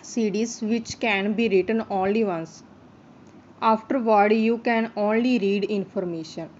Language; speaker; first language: English; non-native, local second language; Punjabi